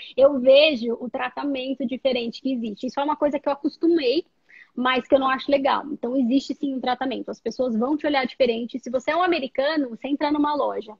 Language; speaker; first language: Portuguese; native; Portuguese